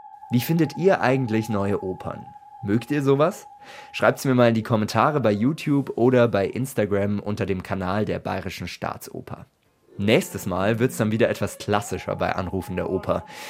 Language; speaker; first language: German; native; German